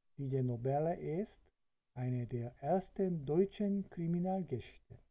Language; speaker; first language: German; non-native, fluent; Korean